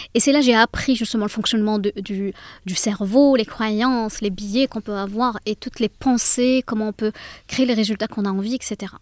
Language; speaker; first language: French; native; French